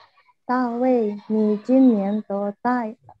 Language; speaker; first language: Chinese; non-native, learner; Indonesian